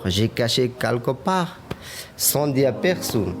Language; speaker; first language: French; non-native, fluent; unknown